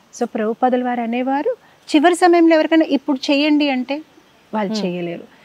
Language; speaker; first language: Telugu; non-native, fluent; Gujarati